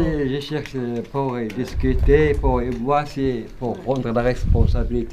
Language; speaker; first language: French; non-native, learner; Arabic